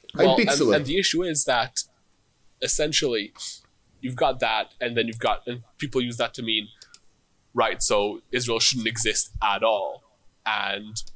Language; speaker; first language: English; non-native, fluent; Hebrew